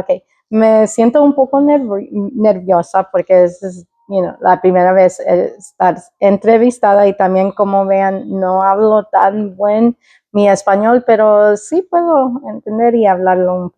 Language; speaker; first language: Spanish; early bilingual, heritage; Spanish